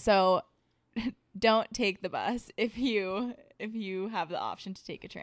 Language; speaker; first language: English; native; English